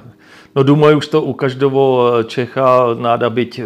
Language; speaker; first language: Russian; non-native, learner; Czech